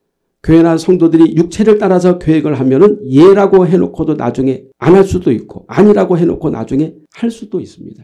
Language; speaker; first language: Korean; native; Korean